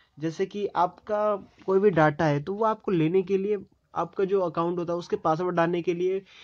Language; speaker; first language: Hindi; native; Hindi